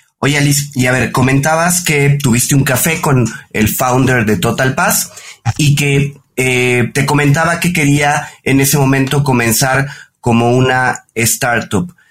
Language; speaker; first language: Spanish; native; Spanish